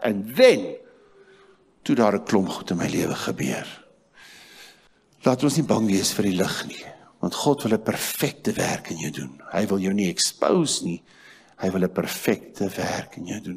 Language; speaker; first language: Afrikaans; native; Afrikaans